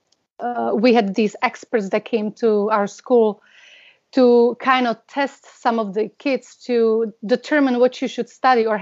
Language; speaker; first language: English; non-native, fluent; Slovak